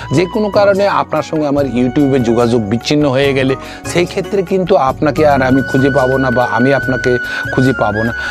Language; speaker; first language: Bangla; non-native, local second language; Kok Borok